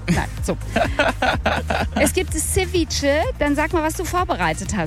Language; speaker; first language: German; native; German